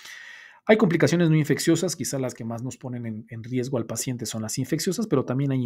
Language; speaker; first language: Spanish; native; Spanish